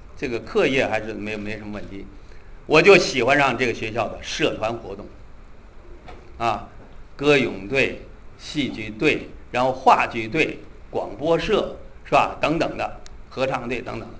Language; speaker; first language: Chinese; native; Chinese